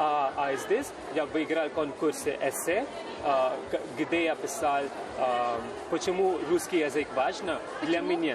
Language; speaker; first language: Russian; non-native, learner; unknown